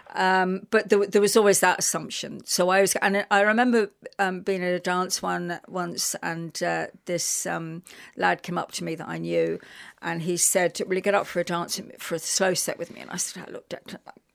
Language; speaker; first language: English; native; English